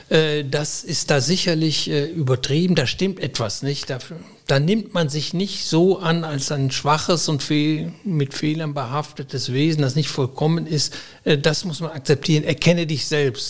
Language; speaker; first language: German; native; German